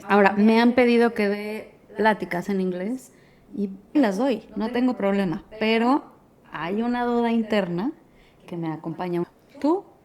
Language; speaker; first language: Spanish; native; Spanish